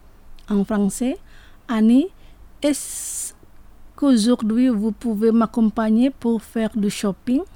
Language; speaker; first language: French; non-native, fluent; Indonesian